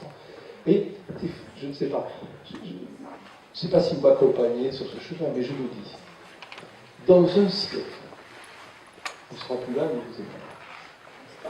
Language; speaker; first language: French; native; French